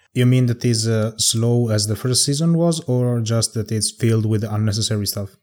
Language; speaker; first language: English; non-native, fluent; Italian